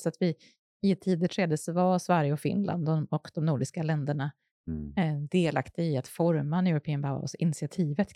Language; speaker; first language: Swedish; native; Swedish